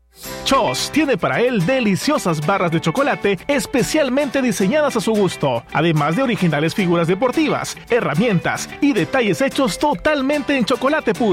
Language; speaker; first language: Spanish; native; Spanish